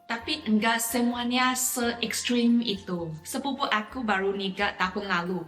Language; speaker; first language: Indonesian; non-native, fluent; Chinese